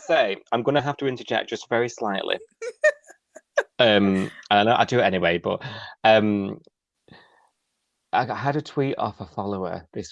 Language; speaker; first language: English; native; English